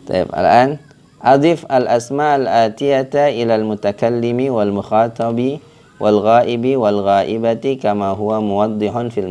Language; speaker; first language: Arabic; non-native, fluent; Indonesian